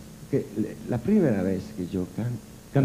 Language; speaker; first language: Spanish; non-native, learner; French